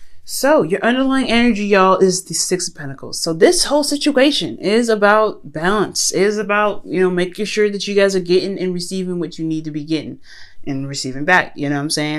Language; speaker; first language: English; native; English